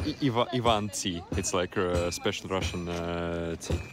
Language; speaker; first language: English; non-native, learner; Russian